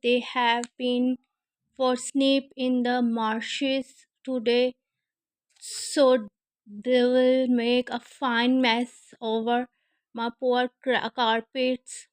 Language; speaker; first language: English; non-native, learner; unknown